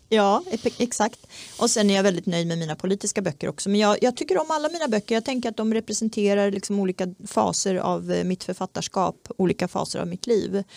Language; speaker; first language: Swedish; early bilingual, other home language; Czech